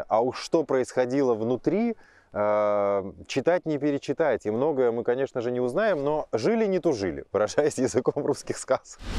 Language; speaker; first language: Russian; native; Russian